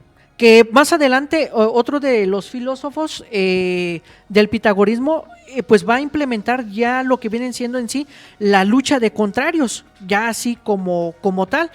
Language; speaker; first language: Spanish; native; Spanish